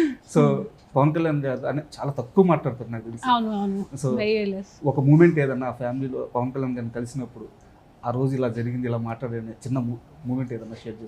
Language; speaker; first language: Telugu; native; Telugu